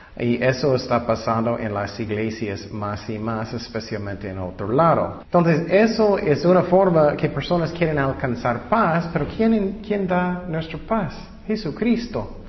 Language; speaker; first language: Spanish; non-native, fluent; English